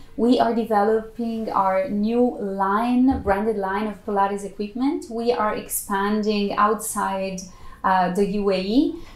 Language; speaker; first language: English; non-native, fluent; Italian